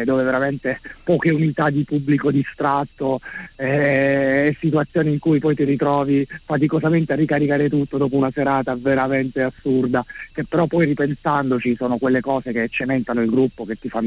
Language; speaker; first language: Italian; native; Italian